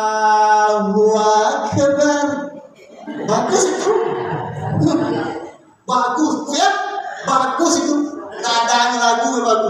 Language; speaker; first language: Indonesian; native; Indonesian